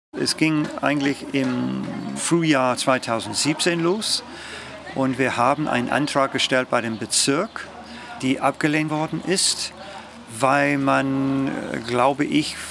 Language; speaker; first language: German; non-native, fluent; English